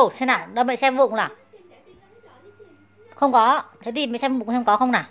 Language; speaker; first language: Vietnamese; native; Vietnamese